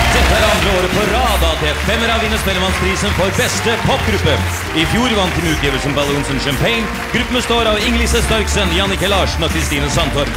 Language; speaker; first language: Norwegian; native; Norwegian